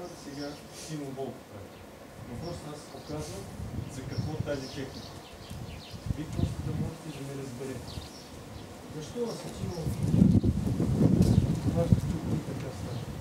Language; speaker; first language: Bulgarian; non-native, learner; Russian